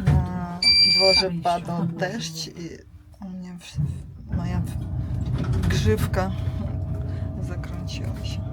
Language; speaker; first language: Polish; non-native, learner; Russian